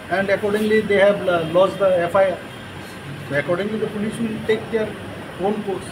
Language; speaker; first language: English; non-native, local second language; Bangla